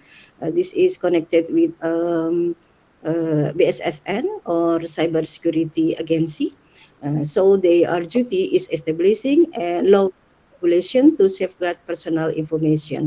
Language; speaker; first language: English; non-native, learner; Indonesian